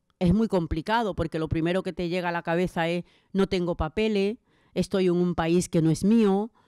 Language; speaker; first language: Spanish; native; Spanish